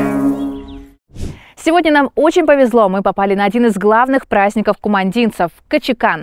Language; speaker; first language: Russian; native; Russian